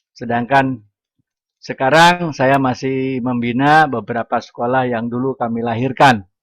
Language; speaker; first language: Indonesian; non-native, local second language; Sundanese